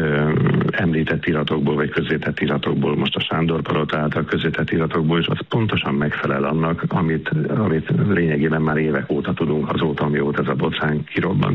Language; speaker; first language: Hungarian; native; Hungarian